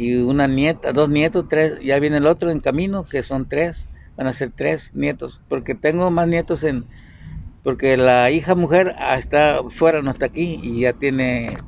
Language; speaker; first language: Spanish; native; Spanish